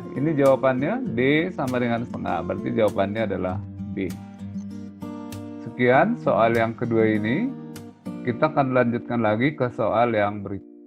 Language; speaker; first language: Indonesian; native; Indonesian